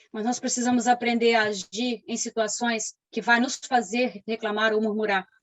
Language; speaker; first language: Portuguese; native; Portuguese